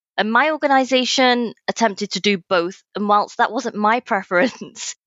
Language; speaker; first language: English; native; English